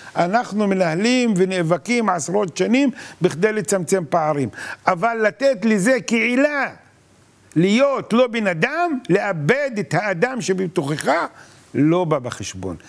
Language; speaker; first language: Hebrew; non-native, local second language; Arabic